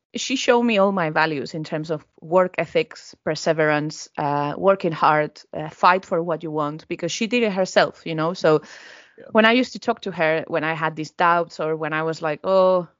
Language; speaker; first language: English; non-native, fluent; Spanish